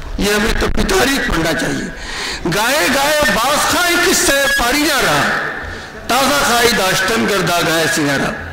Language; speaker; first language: Urdu; native; Urdu